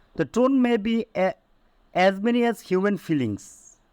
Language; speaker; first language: English; non-native, local second language; Bangla